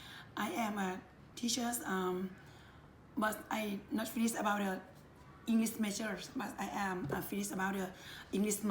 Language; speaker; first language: English; non-native, learner; Thai